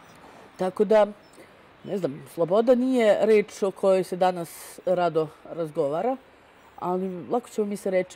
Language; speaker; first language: Serbian; native; Serbian